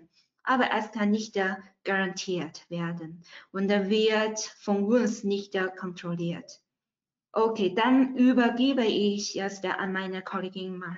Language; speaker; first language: German; non-native, fluent; Chinese